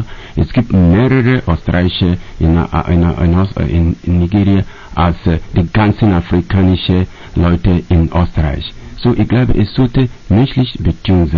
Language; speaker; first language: German; non-native, learner; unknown